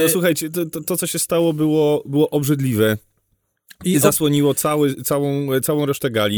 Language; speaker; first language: Polish; native; Polish